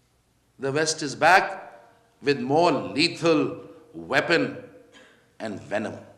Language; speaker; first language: English; non-native, local second language; Urdu